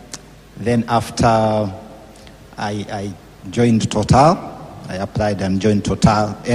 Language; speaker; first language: English; non-native, local second language; Nyankole